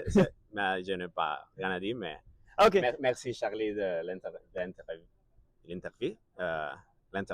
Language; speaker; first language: French; non-native, learner; Catalan